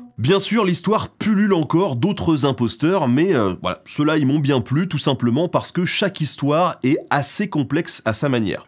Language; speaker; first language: French; native; French